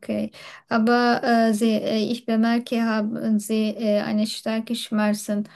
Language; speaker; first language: German; non-native, learner; Turkish